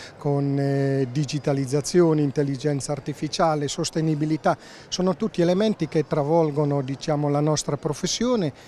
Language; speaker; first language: Italian; native; Italian